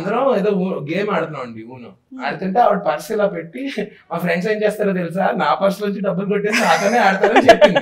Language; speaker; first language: Telugu; native; Telugu